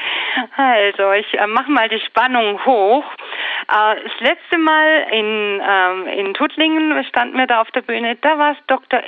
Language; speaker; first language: German; native; German